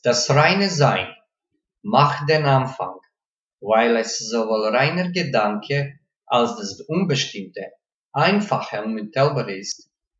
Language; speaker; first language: German; non-native, learner; Croatian